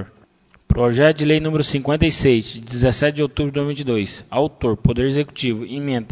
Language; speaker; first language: Portuguese; native; Portuguese